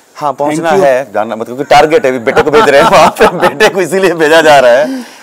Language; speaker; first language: Hindi; native; Hindi